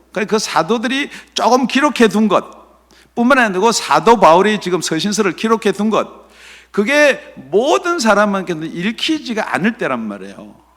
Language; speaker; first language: Korean; native; Korean